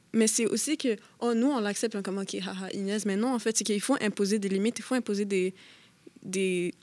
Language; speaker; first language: French; native; French